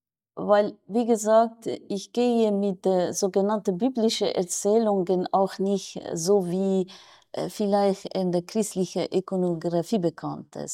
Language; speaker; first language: German; non-native, fluent; Persian